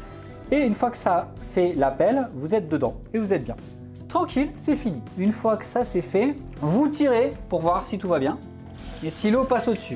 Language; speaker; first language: French; native; French